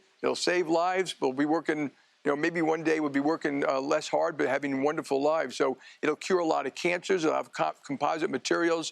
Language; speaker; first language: English; native; English